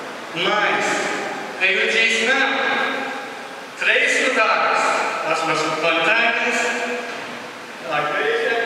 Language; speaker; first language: Portuguese; non-native, learner; English